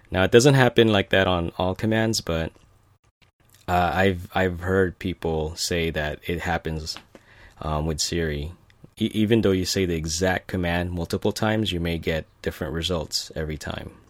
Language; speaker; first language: English; early bilingual, other home language; Filipino